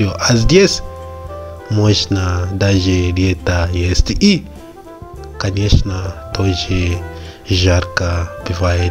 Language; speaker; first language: Russian; non-native, learner; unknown